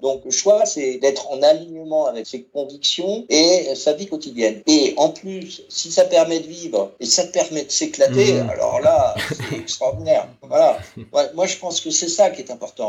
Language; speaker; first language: French; native; French